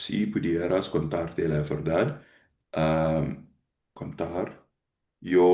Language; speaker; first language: Spanish; non-native, learner; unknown